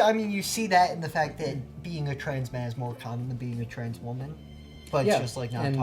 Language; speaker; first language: English; native; English